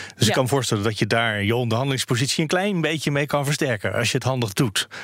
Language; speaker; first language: Dutch; native; Dutch